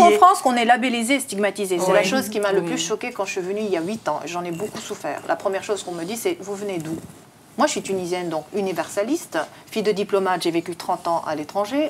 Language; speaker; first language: French; native; French